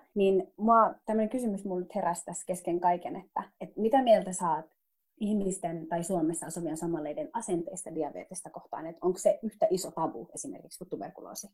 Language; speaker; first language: Finnish; early bilingual, other home language; Somali